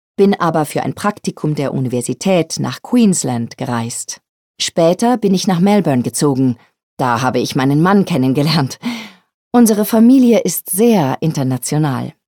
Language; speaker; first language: German; non-native, fluent; Spanish